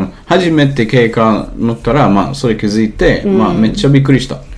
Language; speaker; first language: Japanese; non-native, learner; English